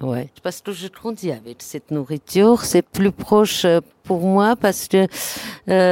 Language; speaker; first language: French; non-native, learner; Armenian